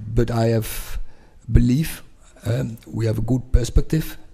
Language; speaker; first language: English; non-native, fluent; Dutch